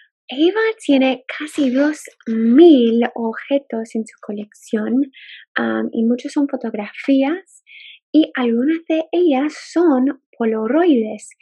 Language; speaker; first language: Spanish; non-native, fluent; English